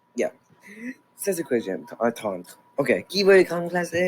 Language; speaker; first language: French; non-native, local second language; English